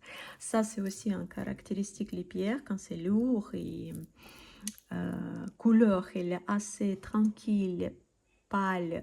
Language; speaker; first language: French; non-native, learner; Russian